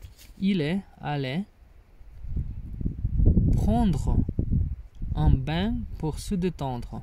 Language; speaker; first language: French; non-native, learner; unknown